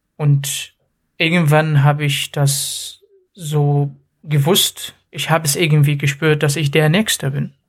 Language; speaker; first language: German; non-native, fluent; Arabic